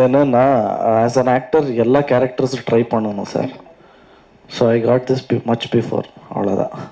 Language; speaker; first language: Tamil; non-native, learner; Kannada